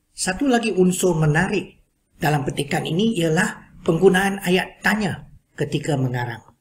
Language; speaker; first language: Malay; non-native, local second language; Chinese